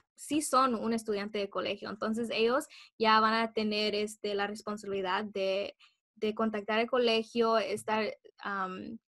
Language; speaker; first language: Spanish; early bilingual, heritage; Spanish